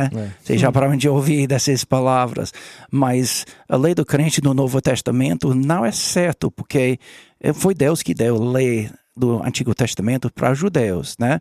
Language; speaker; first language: Portuguese; non-native, learner; English